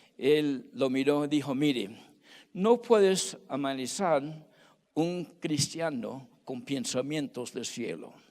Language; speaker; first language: Spanish; non-native, fluent; English